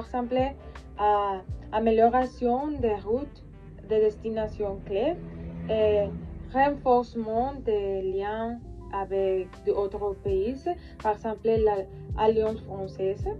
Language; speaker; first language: French; non-native, learner; Spanish